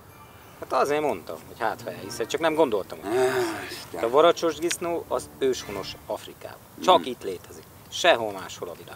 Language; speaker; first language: Hungarian; native; Hungarian